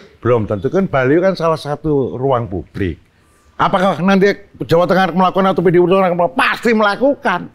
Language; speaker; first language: Indonesian; non-native, local second language; Javanese